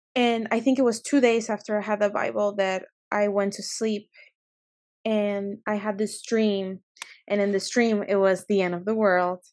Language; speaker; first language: English; early bilingual, other home language; Spanish